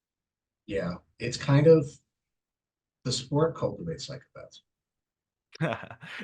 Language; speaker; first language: English; native; English